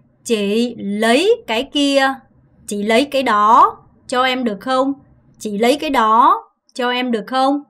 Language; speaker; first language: Vietnamese; non-native, fluent; Korean